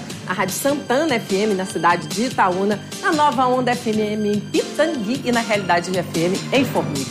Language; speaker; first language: Portuguese; native; Portuguese